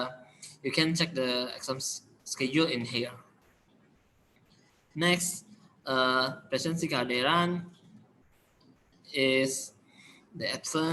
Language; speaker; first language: English; non-native, learner; Indonesian